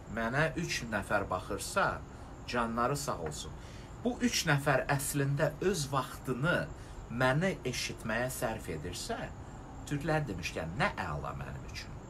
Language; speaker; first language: Azerbaijani; non-native, local second language; Russian